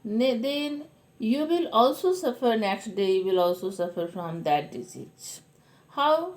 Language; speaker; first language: English; non-native, local second language; Hindi